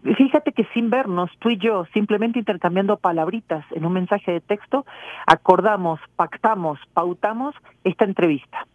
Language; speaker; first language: Spanish; native; Spanish